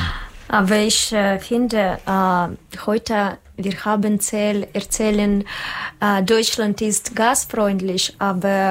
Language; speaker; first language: German; non-native, learner; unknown